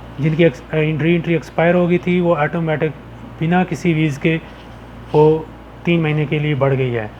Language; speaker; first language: Urdu; non-native, local second language; Punjabi